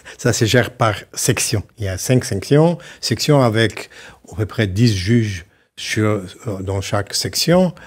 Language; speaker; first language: French; non-native, fluent; Slovenian